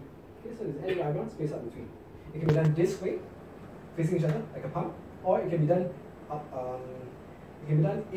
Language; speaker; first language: English; non-native, local second language; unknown